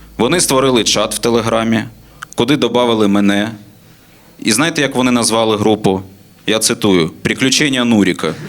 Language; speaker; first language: Ukrainian; non-native, local second language; Russian